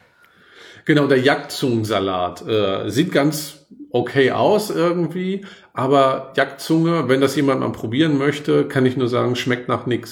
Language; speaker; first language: German; native; German